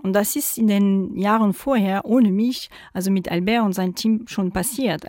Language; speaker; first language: German; non-native, fluent; French